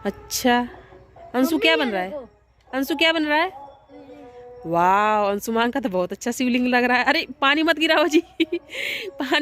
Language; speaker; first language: Hindi; non-native, local second language; Bhojpuri